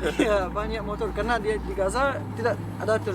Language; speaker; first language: Indonesian; non-native, fluent; Arabic